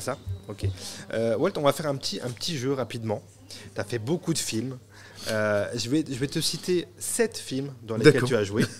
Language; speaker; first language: French; native; French